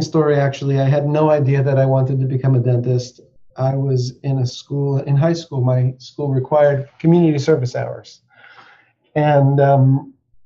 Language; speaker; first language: English; native; English